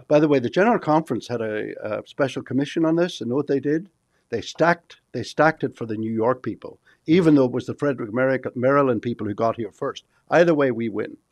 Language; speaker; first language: English; native; English